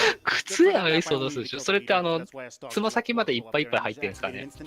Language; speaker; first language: Japanese; native; Japanese